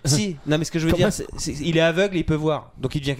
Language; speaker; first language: French; native; French